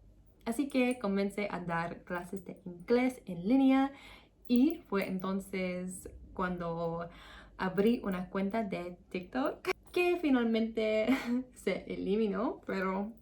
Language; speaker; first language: Spanish; non-native, learner; English